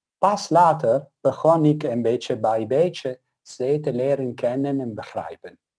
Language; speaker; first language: Dutch; non-native, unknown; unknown